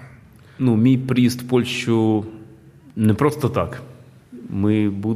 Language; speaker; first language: Polish; non-native, learner; Ukrainian